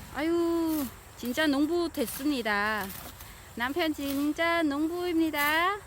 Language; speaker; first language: Korean; non-native, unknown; Vietnamese